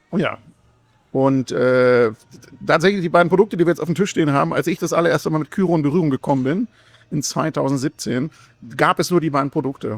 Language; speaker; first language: German; native; German